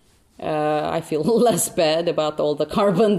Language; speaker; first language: English; non-native, fluent; Albanian